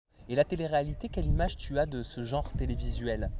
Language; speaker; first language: French; native; French